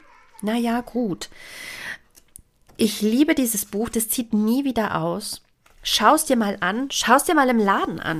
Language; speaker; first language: German; native; German